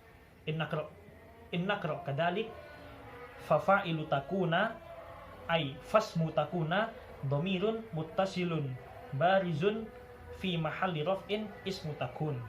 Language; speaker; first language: Arabic; non-native, learner; Javanese